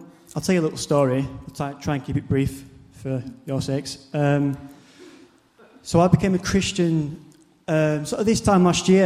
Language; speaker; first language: English; native; English